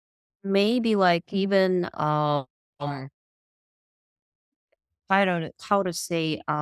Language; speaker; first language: English; non-native, learner; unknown